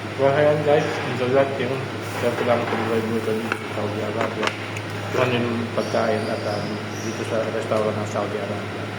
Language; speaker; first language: Filipino; non-native, local second language; Pampanga